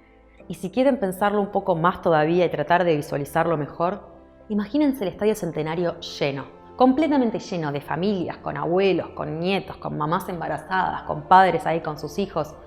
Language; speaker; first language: Spanish; native; Spanish